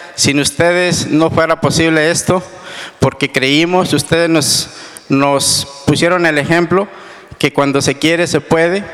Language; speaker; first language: Spanish; native; Spanish